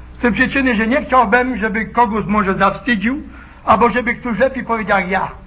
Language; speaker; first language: Polish; early bilingual, heritage; Polish